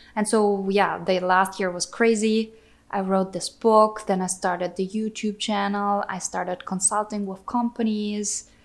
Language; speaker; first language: English; non-native, fluent; German